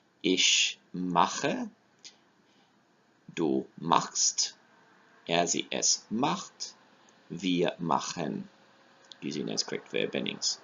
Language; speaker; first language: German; non-native, fluent; English